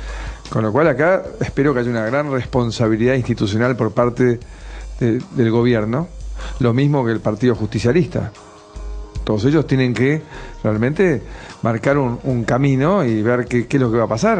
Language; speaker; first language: Spanish; native; Spanish